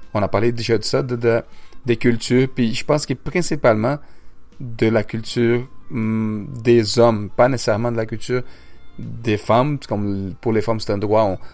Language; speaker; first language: French; non-native, fluent; Portuguese